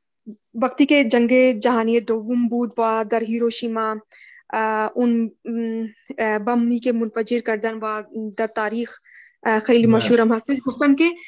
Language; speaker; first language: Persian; non-native, fluent; Urdu